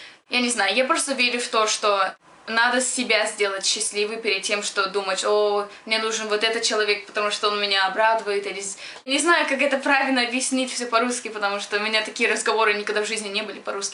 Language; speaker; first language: Russian; early bilingual, other home language; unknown